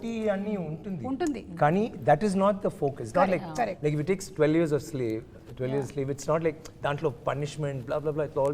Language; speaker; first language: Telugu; non-native, learner; Tamil